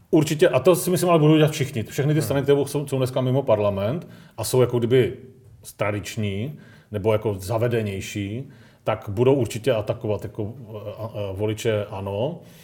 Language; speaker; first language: Czech; early bilingual, other home language; Greek